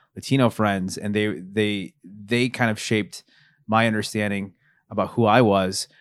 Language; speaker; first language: English; early bilingual, other home language; Filipino